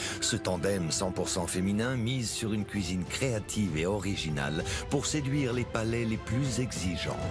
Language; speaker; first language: French; native; French